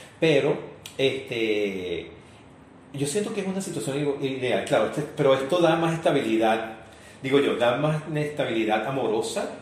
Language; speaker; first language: Spanish; native; Spanish